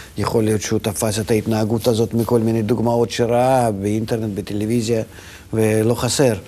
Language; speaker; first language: Hebrew; non-native, fluent; Russian